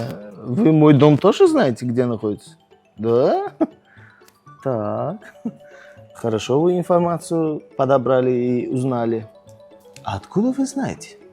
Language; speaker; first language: Russian; non-native, local second language; Tajik